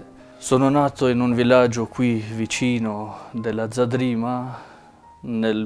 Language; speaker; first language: Italian; non-native, fluent; Albanian